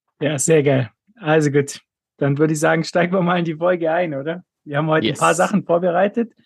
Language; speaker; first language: German; native; German